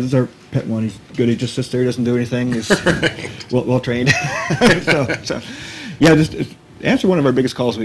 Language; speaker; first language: English; native; English